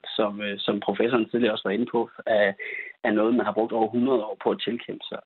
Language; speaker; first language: Danish; native; Danish